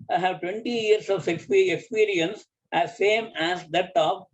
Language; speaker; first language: English; non-native, local second language; Kannada